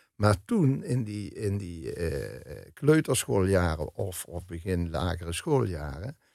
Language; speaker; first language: Dutch; native; Dutch